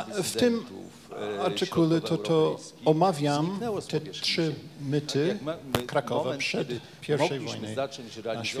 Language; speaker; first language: Polish; non-native, fluent; Japanese